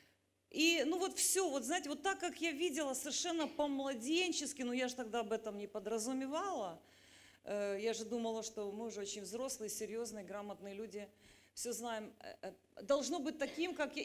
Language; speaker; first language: Russian; native; Russian